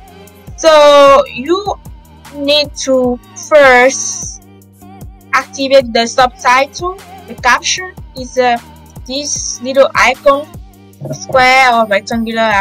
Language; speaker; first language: English; non-native, fluent; French